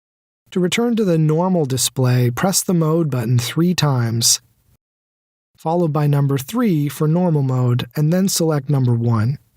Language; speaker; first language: English; native; English